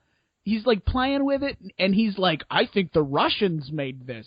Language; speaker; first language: English; native; English